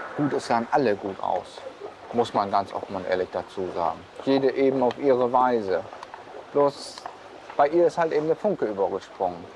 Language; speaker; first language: German; native; German